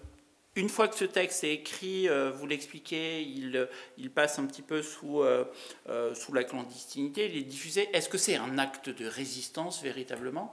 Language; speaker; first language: French; native; French